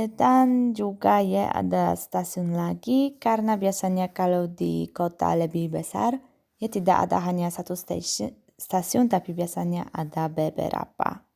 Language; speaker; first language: Indonesian; non-native, fluent; Polish